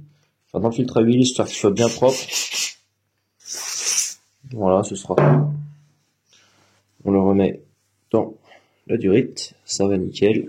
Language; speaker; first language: French; native; French